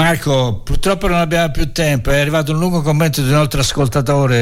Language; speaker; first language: Italian; native; Italian